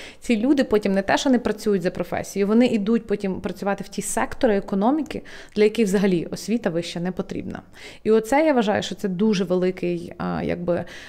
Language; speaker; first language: Ukrainian; native; Ukrainian